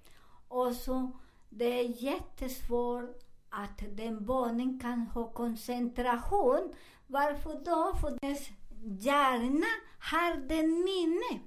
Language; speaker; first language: Swedish; non-native, learner; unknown